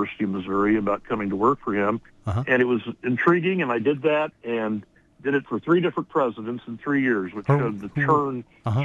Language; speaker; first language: English; native; English